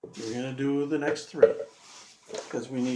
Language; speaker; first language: English; native; English